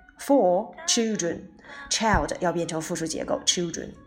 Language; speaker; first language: English; non-native, fluent; Chinese